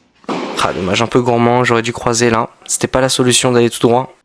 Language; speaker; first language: French; native; French